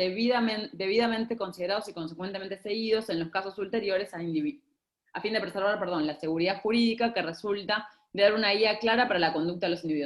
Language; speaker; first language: Spanish; native; Spanish